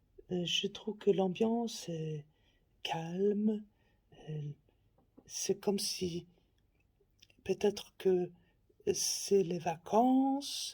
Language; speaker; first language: French; non-native, learner; Faroese